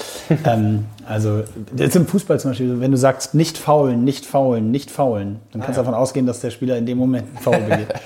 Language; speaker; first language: German; native; German